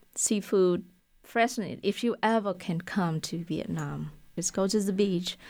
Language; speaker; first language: English; non-native, fluent; Vietnamese